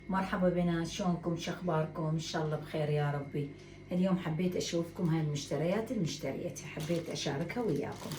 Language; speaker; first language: Arabic; native; Arabic